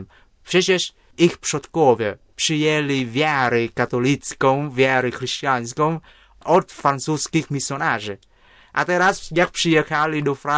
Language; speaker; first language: Polish; non-native, fluent; Vietnamese